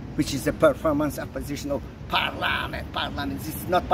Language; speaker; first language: English; non-native, fluent; Azerbaijani